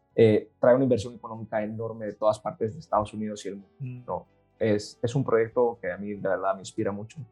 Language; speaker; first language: Spanish; native; Spanish